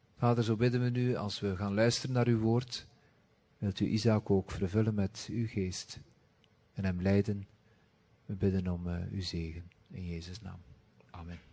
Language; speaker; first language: Dutch; native; Dutch